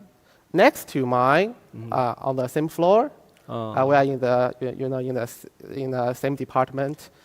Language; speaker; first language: English; non-native, fluent; Chinese